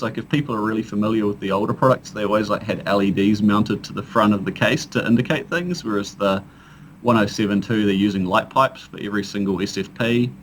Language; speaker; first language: English; native; English